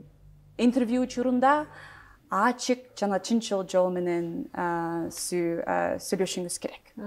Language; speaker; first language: Kyrgyz; non-native, learner; English